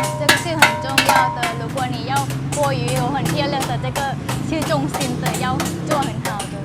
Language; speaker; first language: Chinese; non-native, learner; Thai